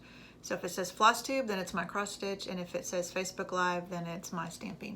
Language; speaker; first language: English; native; English